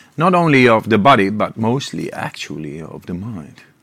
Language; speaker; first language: English; non-native, fluent; Dutch